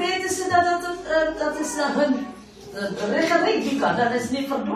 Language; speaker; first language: Dutch; non-native, learner; Indonesian